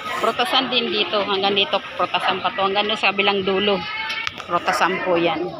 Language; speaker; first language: Filipino; native; Filipino